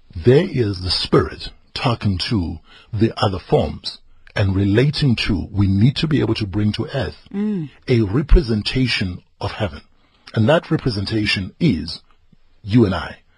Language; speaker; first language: English; non-native, local second language; Zulu